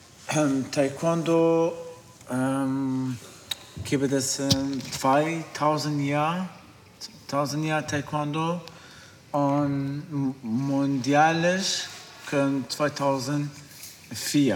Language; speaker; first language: German; non-native, learner; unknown